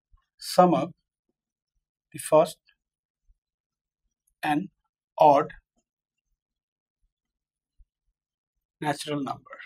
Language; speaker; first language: English; non-native, local second language; Nepali